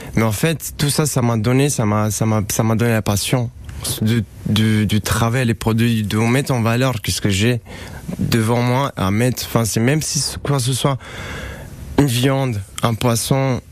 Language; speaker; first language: French; non-native, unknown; Romanian